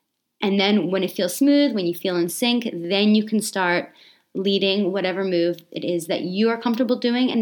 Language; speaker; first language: English; native; English